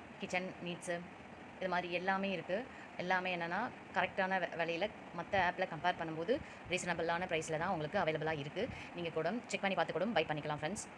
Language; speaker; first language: Tamil; native; Tamil